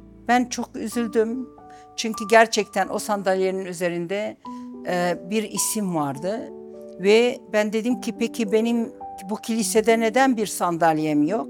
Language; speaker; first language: Turkish; non-native, local second language; Arabic